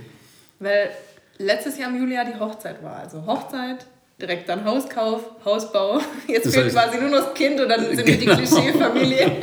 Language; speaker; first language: German; native; German